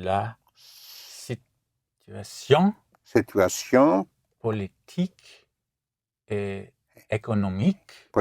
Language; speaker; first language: French; non-native, learner; English